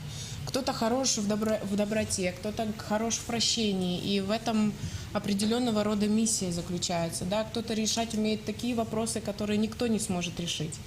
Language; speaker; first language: Russian; native; Russian